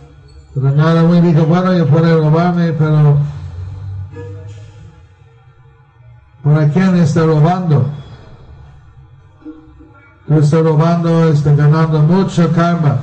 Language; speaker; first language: Spanish; non-native, learner; Bangla